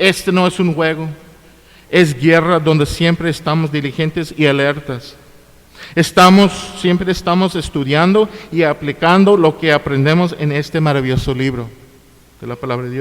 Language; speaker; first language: Spanish; non-native, fluent; English